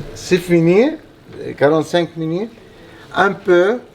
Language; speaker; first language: French; non-native, learner; Arabic